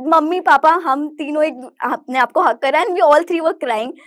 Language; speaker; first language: Hindi; native; Hindi